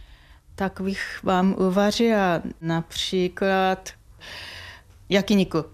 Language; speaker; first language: Czech; non-native, fluent; Japanese